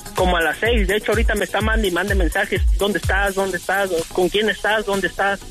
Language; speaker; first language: Spanish; native; Spanish